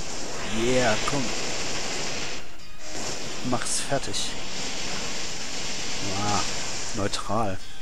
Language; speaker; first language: German; native; German